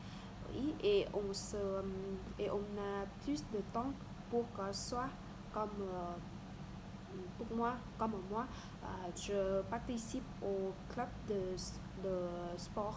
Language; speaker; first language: French; non-native, learner; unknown